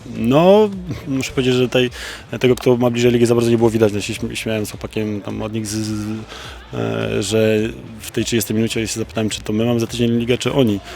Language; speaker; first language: Polish; native; Polish